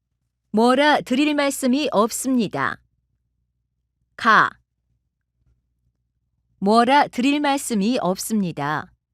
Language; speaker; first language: Korean; non-native, learner; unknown